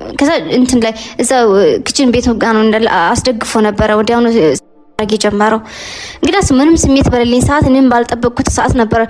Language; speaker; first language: Amharic; native; Amharic